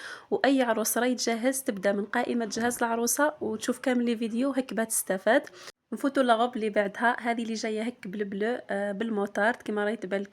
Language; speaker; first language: Arabic; native; Arabic